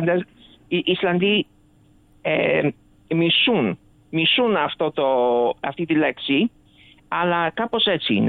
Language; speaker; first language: Greek; early bilingual, other home language; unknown